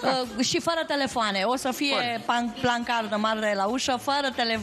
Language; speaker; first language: Romanian; native; Romanian